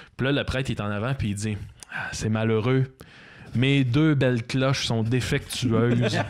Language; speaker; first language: French; native; French